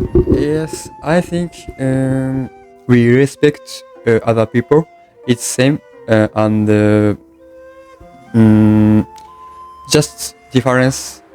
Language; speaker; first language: English; non-native, learner; Japanese